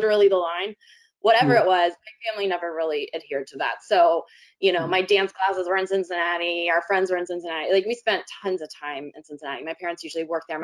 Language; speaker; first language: English; native; English